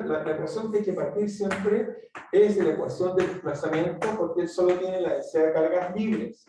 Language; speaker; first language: Spanish; native; Spanish